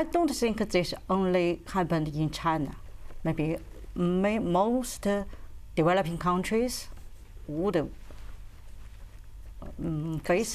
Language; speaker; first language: English; non-native, learner; Chinese